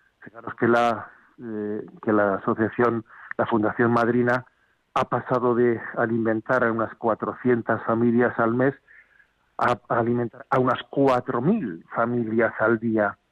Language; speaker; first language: Spanish; native; Spanish